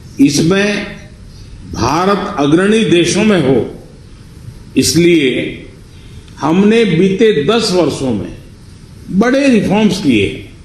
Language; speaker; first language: Hindi; non-native, local second language; Gujarati